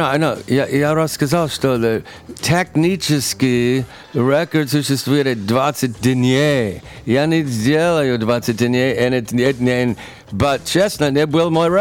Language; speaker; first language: Russian; non-native, learner; English